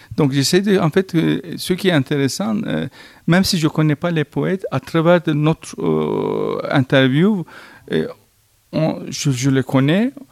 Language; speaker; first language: French; non-native, fluent; Turkish